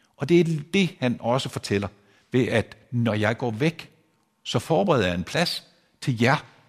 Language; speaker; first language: Danish; native; Danish